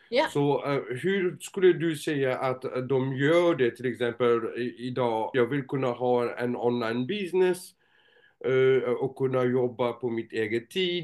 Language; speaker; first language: Swedish; non-native, fluent; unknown